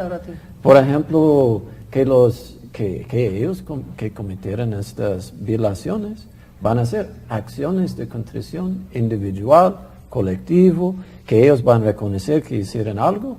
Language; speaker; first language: Spanish; non-native, fluent; English